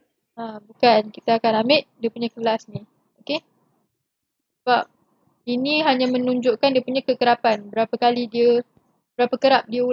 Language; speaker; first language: Malay; native; Malay